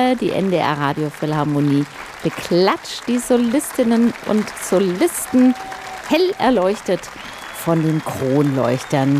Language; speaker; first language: German; native; German